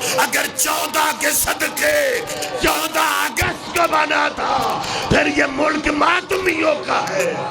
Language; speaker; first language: Urdu; non-native, local second language; Punjabi